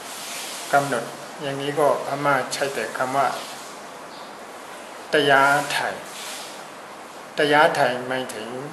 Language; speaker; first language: Thai; non-native, fluent; Burmese